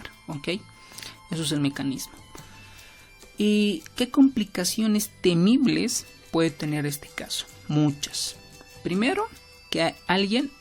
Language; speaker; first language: Spanish; native; Spanish